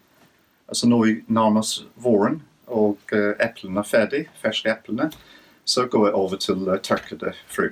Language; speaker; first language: Norwegian; non-native, fluent; English